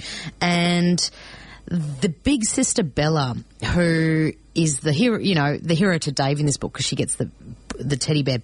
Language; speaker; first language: English; early bilingual, other home language; Greek